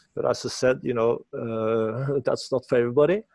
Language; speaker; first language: English; non-native, fluent; Norwegian